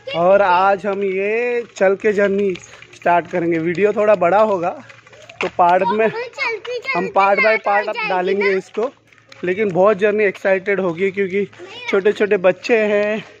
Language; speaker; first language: Hindi; non-native, local second language; Marathi